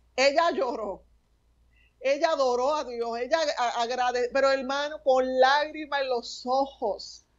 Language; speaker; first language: Spanish; native; Spanish